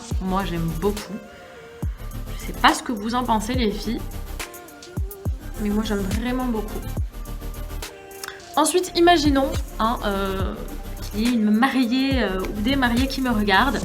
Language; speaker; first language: French; native; French